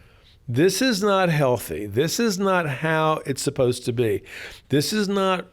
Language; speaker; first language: English; native; English